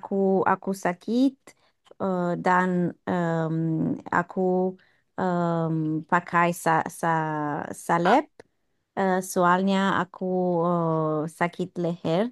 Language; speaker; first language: Indonesian; non-native, learner; English